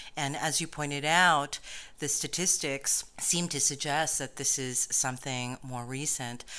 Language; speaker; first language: English; native; English